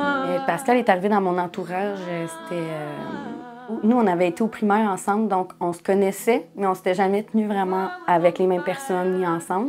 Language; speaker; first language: French; native; French